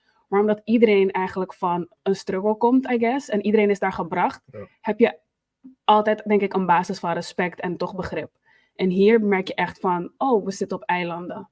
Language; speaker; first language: Dutch; native; Dutch